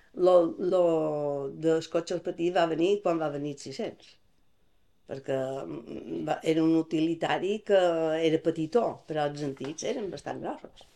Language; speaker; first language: Catalan; native; Catalan